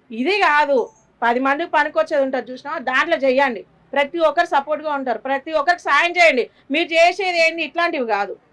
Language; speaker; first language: Telugu; native; Telugu